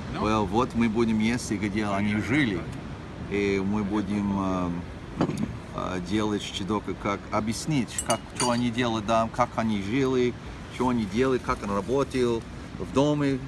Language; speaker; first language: Russian; early bilingual, heritage; Russian